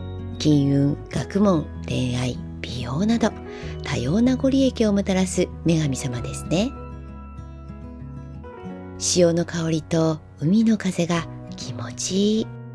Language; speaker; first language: Japanese; native; Japanese